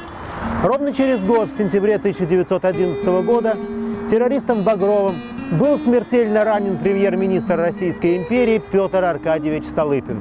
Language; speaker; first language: Russian; native; Russian